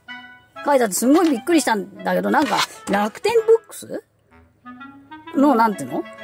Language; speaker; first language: Japanese; native; Japanese